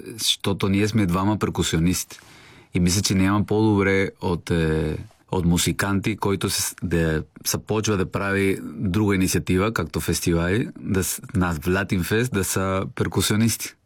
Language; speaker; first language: Bulgarian; non-native, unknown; Spanish